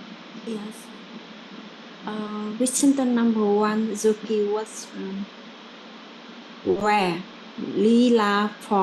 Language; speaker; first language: English; non-native, learner; Vietnamese